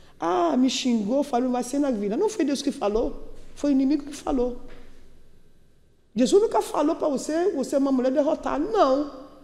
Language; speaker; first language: Portuguese; non-native, learner; Yoruba